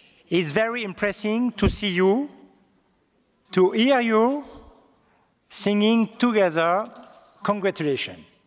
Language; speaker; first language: English; non-native, learner; French